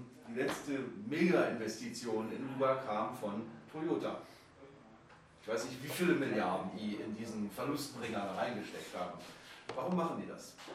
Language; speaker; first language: German; native; German